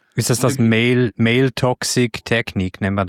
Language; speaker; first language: German; native; German